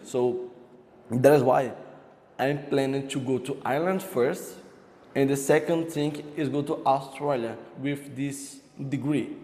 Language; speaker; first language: English; non-native, learner; Portuguese